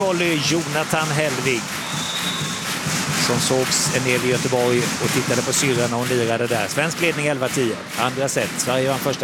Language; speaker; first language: Swedish; native; Swedish